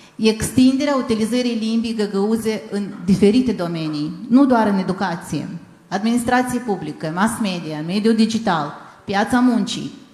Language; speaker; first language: Romanian; non-native, local second language; Gagauz